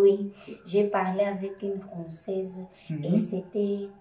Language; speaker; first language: French; non-native, fluent; Portuguese